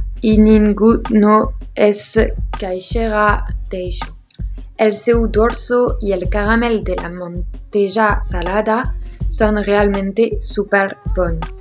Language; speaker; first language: Catalan; non-native, learner; French